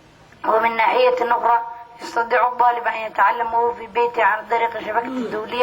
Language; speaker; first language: Arabic; non-native, local second language; Somali